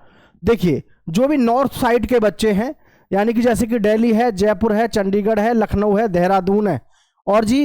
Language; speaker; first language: Hindi; native; Hindi